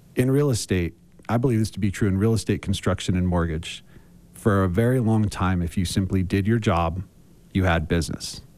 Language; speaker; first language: English; native; English